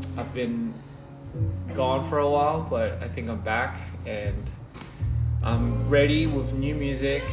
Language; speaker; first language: English; early bilingual, other home language; Korean